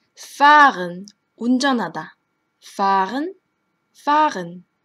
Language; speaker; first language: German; non-native, fluent; Korean